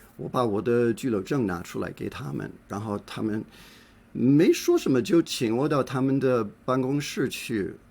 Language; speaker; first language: Chinese; non-native, fluent; English